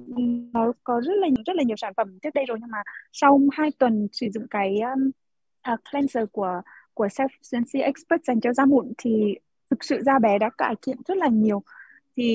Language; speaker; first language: Vietnamese; early bilingual, heritage; Vietnamese